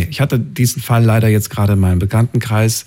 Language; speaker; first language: German; native; German